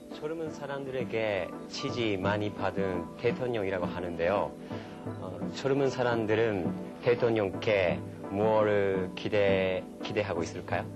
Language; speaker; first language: Korean; non-native, fluent; Japanese